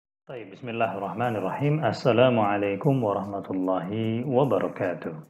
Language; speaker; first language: Arabic; non-native, fluent; Indonesian